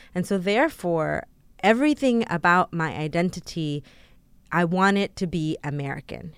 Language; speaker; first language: English; early bilingual, other home language; Spanish